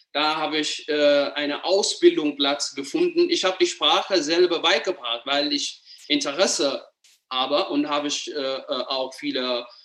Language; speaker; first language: German; non-native, fluent; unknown